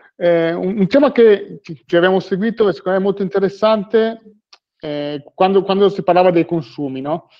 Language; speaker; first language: Italian; native; Italian